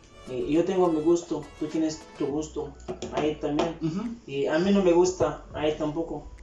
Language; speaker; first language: Spanish; non-native, fluent; Haitian Creole